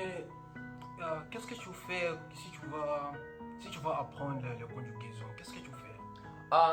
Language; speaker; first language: French; non-native, learner; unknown